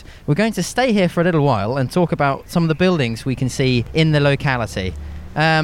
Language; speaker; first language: English; native; English